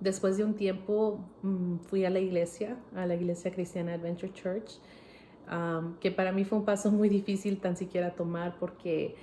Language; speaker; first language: Spanish; early bilingual, heritage; Spanish